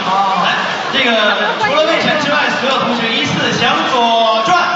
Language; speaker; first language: Chinese; native; Chinese